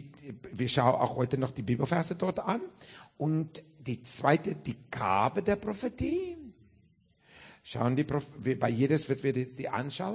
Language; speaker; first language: German; non-native, fluent; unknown